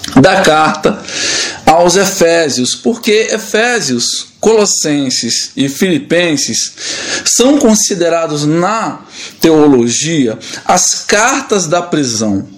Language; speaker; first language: Portuguese; native; Portuguese